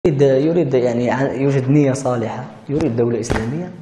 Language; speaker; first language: Arabic; early bilingual, heritage; Arabic